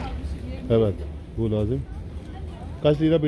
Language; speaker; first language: Turkish; non-native, learner; Urdu